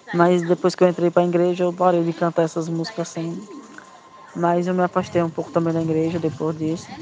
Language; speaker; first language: Portuguese; native; Portuguese